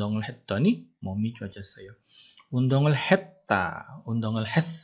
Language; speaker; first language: Korean; non-native, fluent; Indonesian